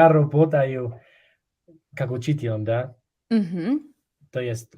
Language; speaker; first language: Russian; non-native, learner; English